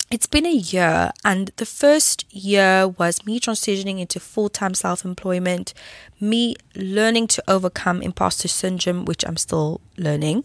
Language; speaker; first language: English; native; English